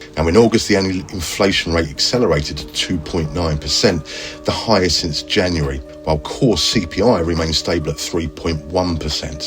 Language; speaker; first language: English; native; English